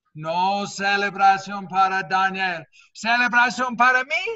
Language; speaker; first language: Spanish; non-native, fluent; English